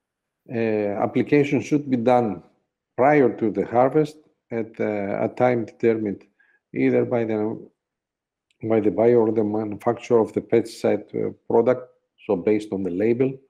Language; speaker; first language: English; non-native, fluent; Greek